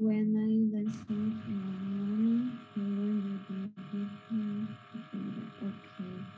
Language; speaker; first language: English; non-native, learner; Spanish